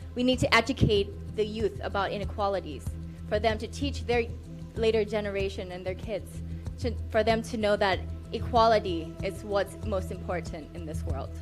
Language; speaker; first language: English; non-native, fluent; Thai